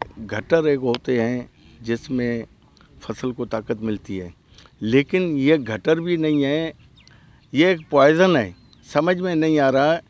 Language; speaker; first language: Urdu; non-native, local second language; Baluchi